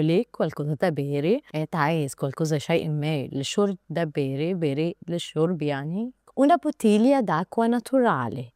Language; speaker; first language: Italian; non-native, learner; Arabic